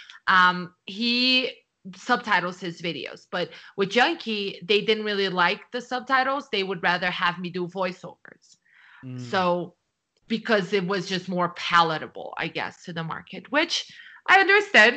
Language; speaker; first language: English; non-native, fluent; Portuguese